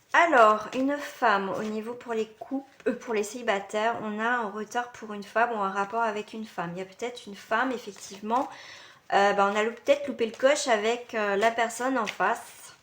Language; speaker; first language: French; native; French